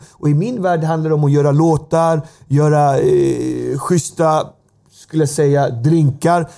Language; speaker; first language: Swedish; native; Swedish